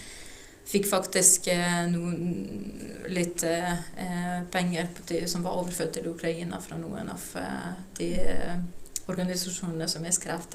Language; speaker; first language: Norwegian; non-native, fluent; Ukrainian